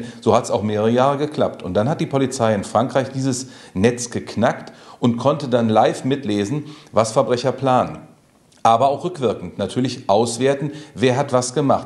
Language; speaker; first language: German; native; German